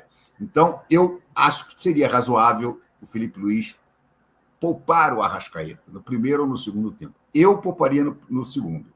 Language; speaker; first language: Portuguese; native; Portuguese